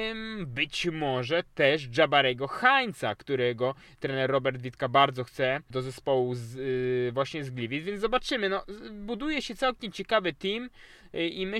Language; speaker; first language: Polish; native; Polish